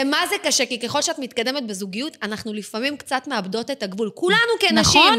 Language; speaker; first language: Hebrew; native; Hebrew